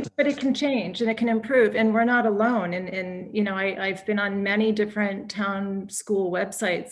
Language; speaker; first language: English; native; English